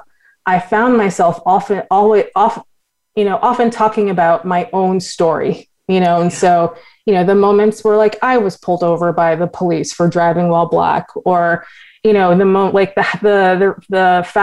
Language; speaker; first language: English; native; English